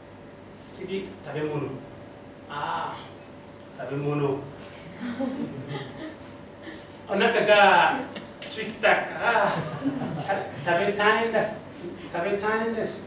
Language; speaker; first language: Japanese; non-native, learner; Mossi